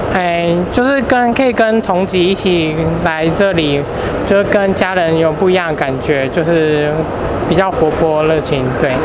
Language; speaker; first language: Chinese; native; Chinese